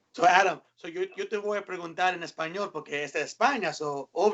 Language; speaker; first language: Spanish; early bilingual, heritage; English